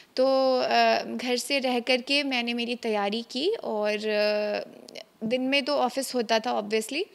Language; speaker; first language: Hindi; native; Hindi